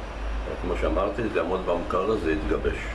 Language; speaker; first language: Hebrew; native; Hebrew